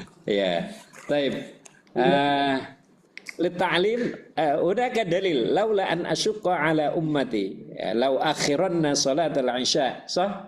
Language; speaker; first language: Arabic; non-native, fluent; Indonesian